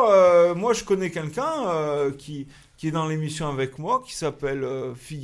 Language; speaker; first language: French; native; French